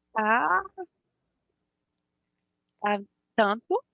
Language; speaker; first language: French; non-native, learner; Portuguese